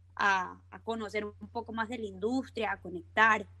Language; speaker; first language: Spanish; native; Spanish